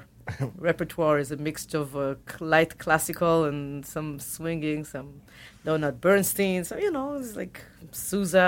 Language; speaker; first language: English; non-native, fluent; Hebrew